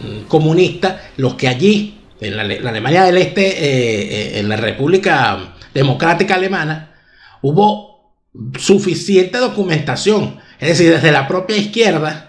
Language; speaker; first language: Spanish; native; Spanish